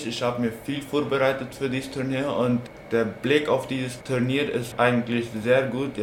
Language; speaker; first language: German; non-native, local second language; Plautdietsch